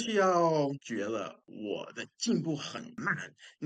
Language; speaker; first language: Chinese; non-native, fluent; English